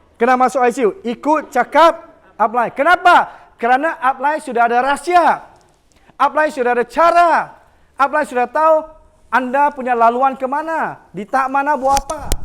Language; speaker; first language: Malay; non-native, local second language; Chinese